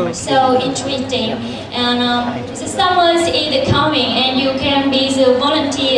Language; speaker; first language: English; non-native, learner; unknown